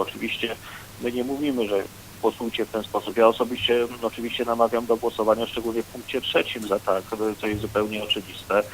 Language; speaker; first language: Polish; native; Polish